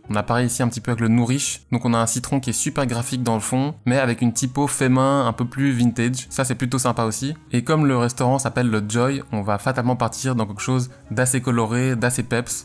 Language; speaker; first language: French; native; French